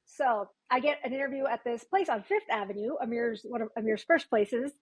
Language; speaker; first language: English; native; English